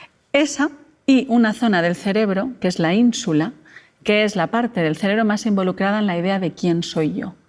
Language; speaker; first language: Spanish; native; Spanish